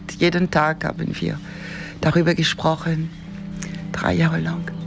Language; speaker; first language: German; non-native, fluent; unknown